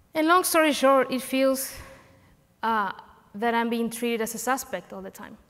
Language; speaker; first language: English; non-native, fluent; Spanish